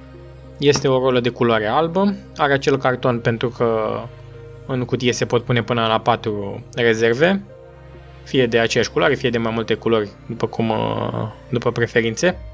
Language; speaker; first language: Romanian; native; Romanian